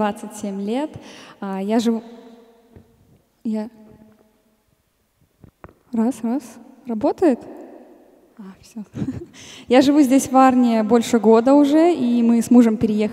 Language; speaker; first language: Russian; native; Russian